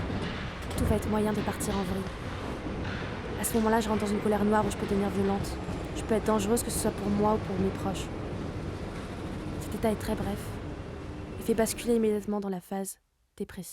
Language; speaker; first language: French; native; French